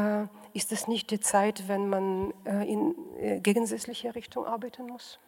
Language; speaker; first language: German; non-native, fluent; Russian